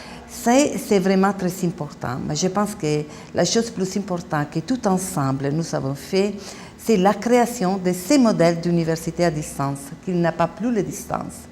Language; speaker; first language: French; non-native, learner; Italian